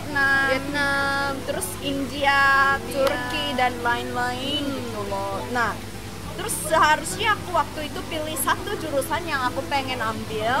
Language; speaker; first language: Indonesian; non-native, fluent; Korean